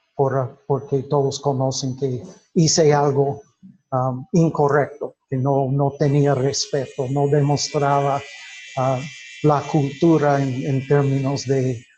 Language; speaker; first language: Spanish; non-native, fluent; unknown